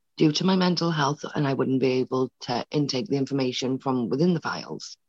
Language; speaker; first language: English; native; English